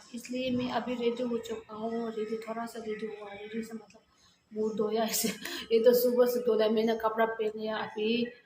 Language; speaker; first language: Hindi; non-native, learner; Tibetan